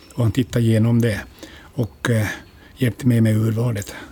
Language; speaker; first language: Swedish; native; Swedish